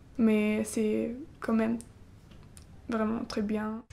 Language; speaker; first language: French; non-native, learner; German